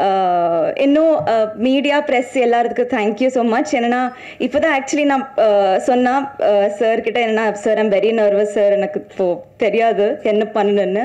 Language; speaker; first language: Tamil; non-native, learner; Telugu